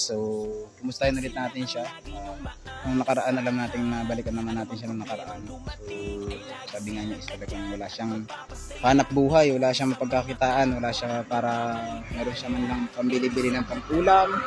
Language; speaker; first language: Filipino; non-native, local second language; Cebuano